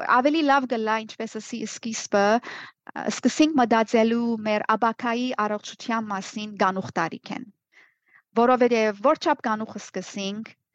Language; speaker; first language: Armenian; early bilingual, heritage; Armenian